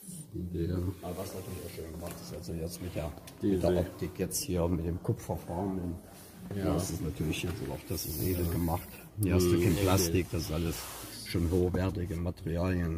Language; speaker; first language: German; native; German